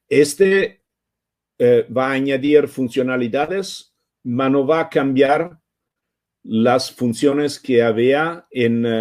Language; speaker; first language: Spanish; non-native, fluent; Italian